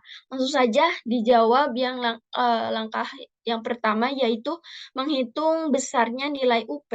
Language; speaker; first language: Indonesian; native; Indonesian